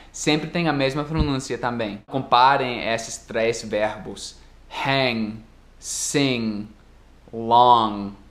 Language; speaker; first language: Portuguese; non-native, fluent; English